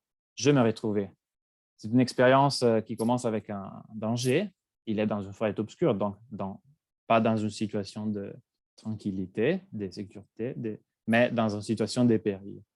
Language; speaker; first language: French; non-native, fluent; Italian